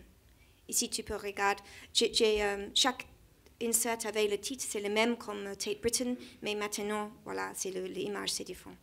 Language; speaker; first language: French; non-native, learner; English